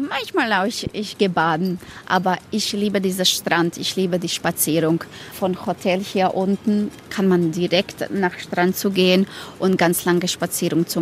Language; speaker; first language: German; non-native, fluent; Croatian